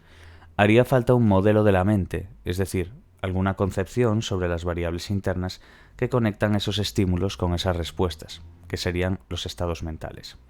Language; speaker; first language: Spanish; native; Spanish